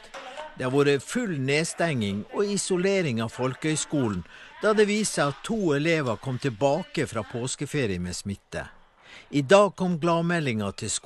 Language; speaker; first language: Norwegian; native; Norwegian